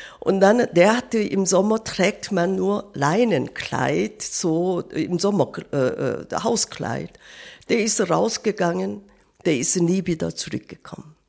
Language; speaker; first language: German; non-native, learner; Korean